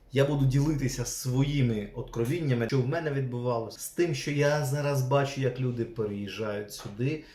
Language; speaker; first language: Ukrainian; non-native, local second language; Russian